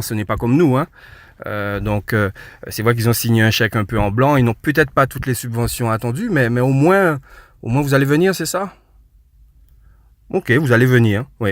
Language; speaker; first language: French; non-native, local second language; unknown